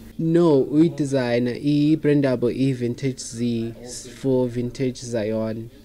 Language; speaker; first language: Zulu; non-native, local second language; Swati